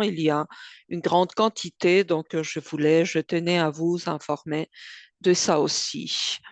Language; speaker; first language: French; non-native, fluent; Spanish